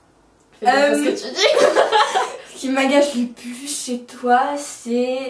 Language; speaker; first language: French; native; French